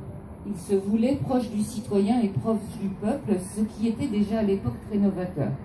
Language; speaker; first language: French; native; French